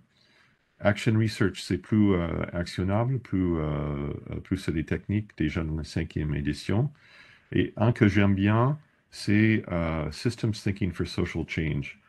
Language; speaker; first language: French; non-native, fluent; English